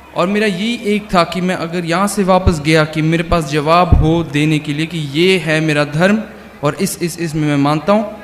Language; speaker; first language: Hindi; early bilingual, heritage; Hindi